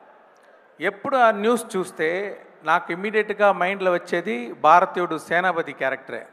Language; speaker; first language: Telugu; non-native, fluent; Tamil